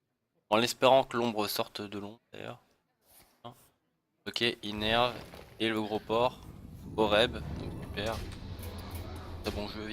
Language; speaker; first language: French; native; French